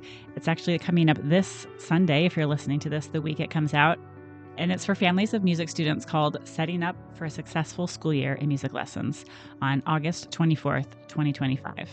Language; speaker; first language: English; native; English